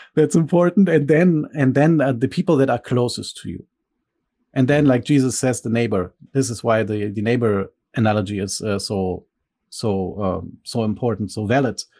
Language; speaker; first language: English; early bilingual, other home language; Bulgarian